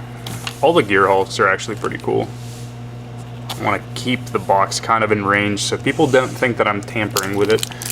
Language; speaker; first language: English; native; English